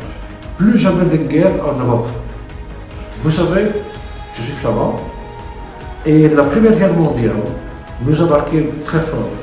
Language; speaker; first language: French; non-native, local second language; Dutch